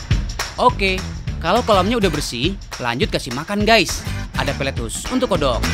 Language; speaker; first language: Indonesian; native; Indonesian